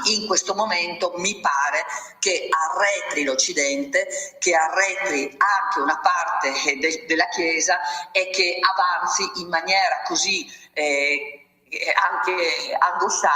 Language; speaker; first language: Italian; native; Italian